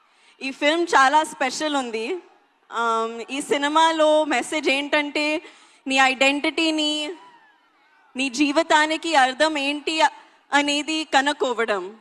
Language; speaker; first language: Telugu; non-native, learner; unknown